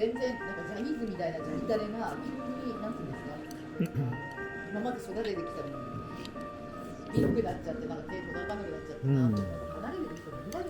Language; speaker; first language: Japanese; native; Japanese